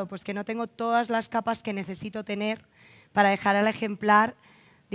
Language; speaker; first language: Spanish; native; Spanish